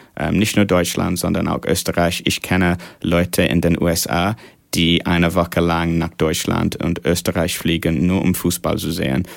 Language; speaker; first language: German; non-native, fluent; English